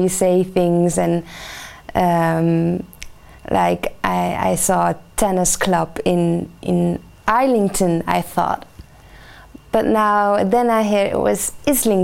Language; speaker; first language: English; non-native, fluent; Dutch